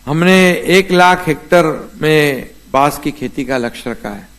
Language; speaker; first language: Hindi; non-native, local second language; Marathi